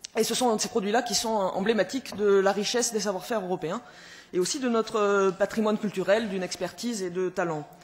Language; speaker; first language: French; native; French